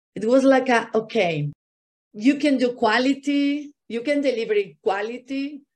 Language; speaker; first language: English; non-native, fluent; Spanish